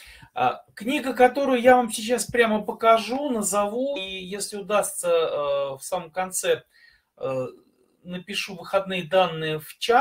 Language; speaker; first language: Russian; native; Russian